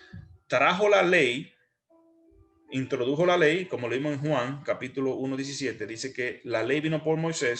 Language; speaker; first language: Spanish; native; Spanish